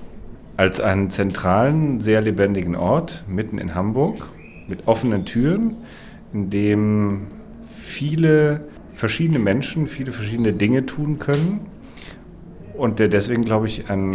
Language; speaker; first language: German; native; German